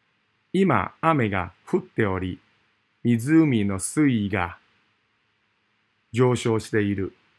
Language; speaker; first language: Japanese; non-native, fluent; Cantonese